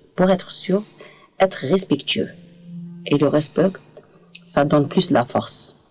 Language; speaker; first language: French; non-native, local second language; Arabic